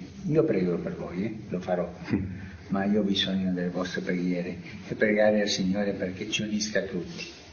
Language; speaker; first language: Italian; non-native, fluent; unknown